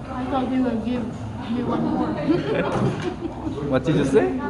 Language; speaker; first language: English; non-native, learner; Korean